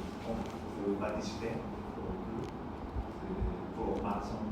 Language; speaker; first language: French; non-native, learner; Khmer